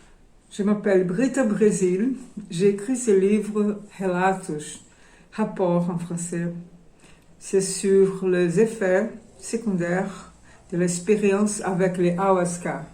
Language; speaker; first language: French; non-native, fluent; Portuguese